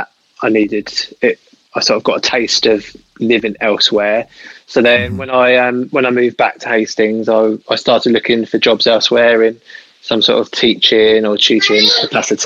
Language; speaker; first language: English; native; English